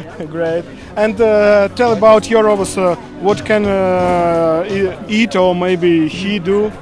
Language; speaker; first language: English; non-native, learner; Russian